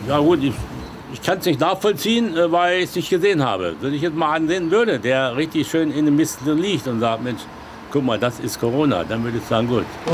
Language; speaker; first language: German; native; German